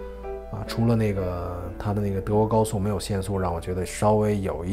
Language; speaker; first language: Chinese; native; Chinese